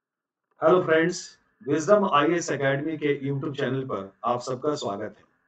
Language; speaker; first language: Hindi; native; Hindi